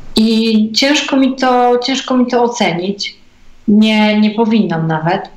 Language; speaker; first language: Polish; native; Polish